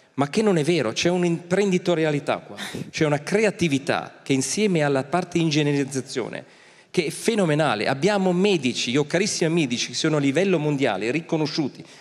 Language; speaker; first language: Italian; non-native, fluent; German